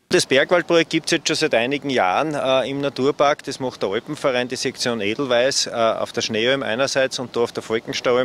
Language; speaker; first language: German; native; German